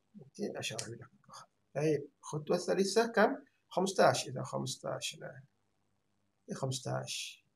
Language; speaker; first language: Arabic; non-native, fluent; Malay